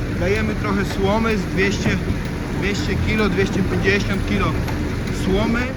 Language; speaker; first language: Polish; native; Polish